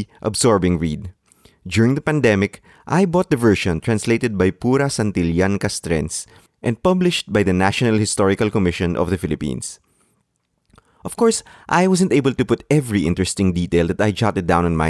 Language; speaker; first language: English; non-native, local second language; Filipino